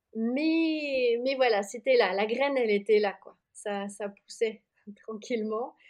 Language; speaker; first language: French; native; French